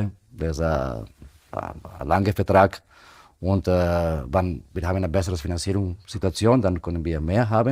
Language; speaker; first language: German; non-native, fluent; Spanish